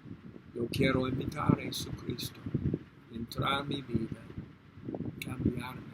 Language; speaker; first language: Spanish; non-native, learner; English